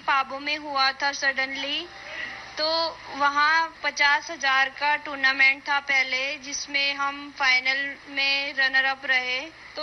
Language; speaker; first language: Hindi; native; Hindi